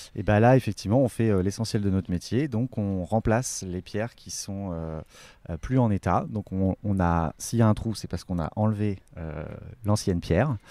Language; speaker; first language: French; native; French